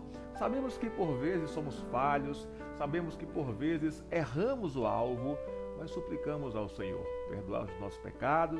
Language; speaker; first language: Portuguese; native; Portuguese